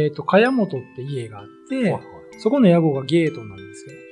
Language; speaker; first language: Japanese; native; Japanese